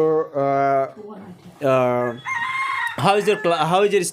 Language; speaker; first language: English; non-native, learner; Hindi